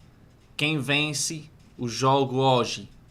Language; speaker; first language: Portuguese; non-native, learner; English